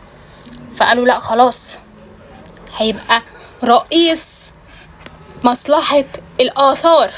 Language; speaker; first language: Arabic; native; Arabic